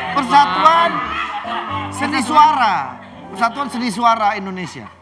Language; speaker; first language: Indonesian; native; Indonesian